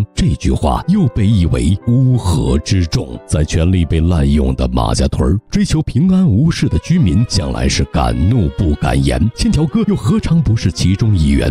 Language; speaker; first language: Chinese; native; Chinese